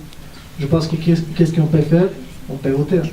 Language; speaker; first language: French; non-native, fluent; Bulgarian